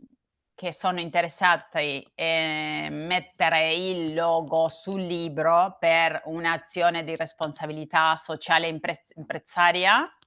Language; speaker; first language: Italian; non-native, learner; Spanish